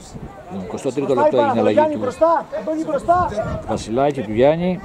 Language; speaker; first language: Greek; native; Greek